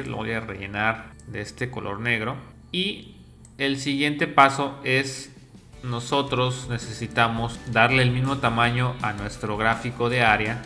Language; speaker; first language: Spanish; native; Spanish